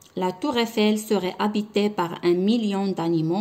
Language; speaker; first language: French; non-native, local second language; Arabic